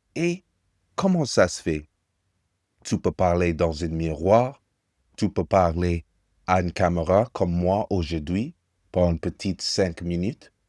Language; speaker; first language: French; non-native, fluent; English